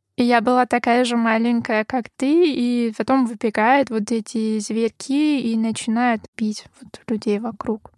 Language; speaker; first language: Russian; non-native, fluent; German